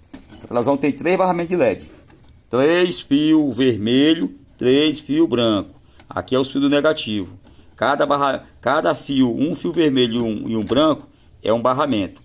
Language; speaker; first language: Portuguese; native; Portuguese